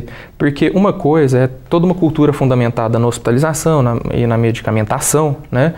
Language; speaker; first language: Portuguese; native; Portuguese